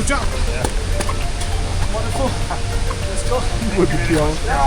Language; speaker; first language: English; non-native, learner; Lao